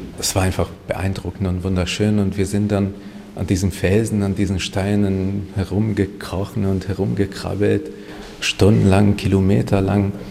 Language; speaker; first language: German; non-native, fluent; Hungarian